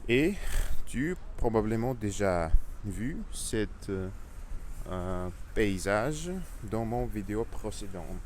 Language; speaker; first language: French; non-native, learner; Russian